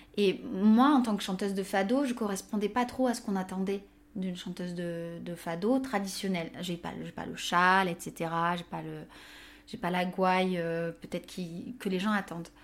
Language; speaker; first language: French; native; French